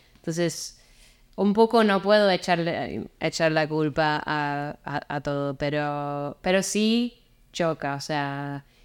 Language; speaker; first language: Spanish; non-native, fluent; English